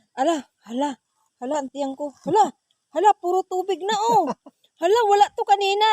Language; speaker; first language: Filipino; native; Filipino